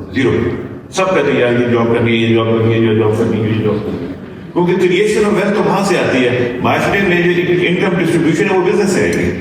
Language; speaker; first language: Urdu; non-native, local second language; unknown